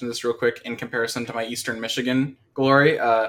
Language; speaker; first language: English; native; English